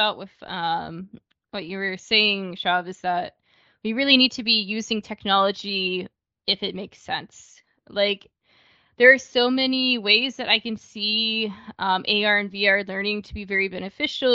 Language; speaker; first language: English; native; English